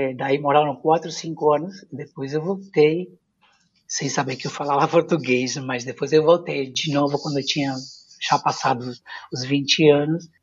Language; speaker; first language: Portuguese; non-native, fluent; Spanish